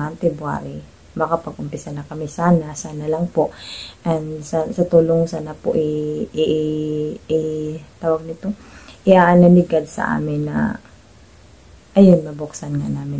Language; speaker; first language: Filipino; native; Filipino